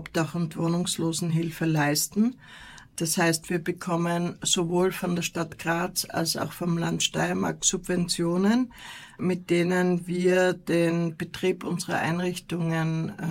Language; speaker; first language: German; native; German